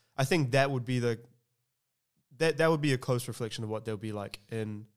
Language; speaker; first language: English; early bilingual, other home language; Hindi